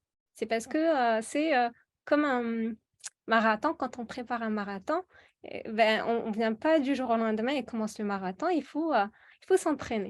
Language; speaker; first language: French; non-native, local second language; Arabic